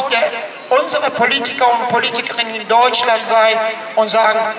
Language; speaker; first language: German; non-native, fluent; Persian